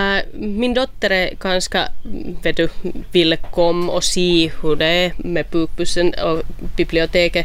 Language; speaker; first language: Swedish; non-native, local second language; Finnish